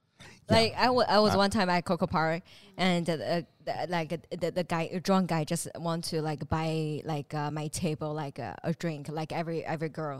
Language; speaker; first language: English; non-native, fluent; Chinese